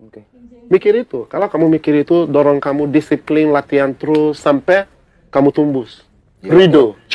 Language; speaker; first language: Indonesian; early bilingual, heritage; English